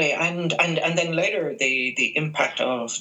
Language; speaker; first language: English; native; English